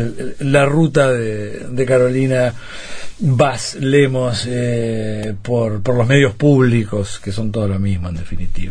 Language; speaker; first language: Spanish; native; Spanish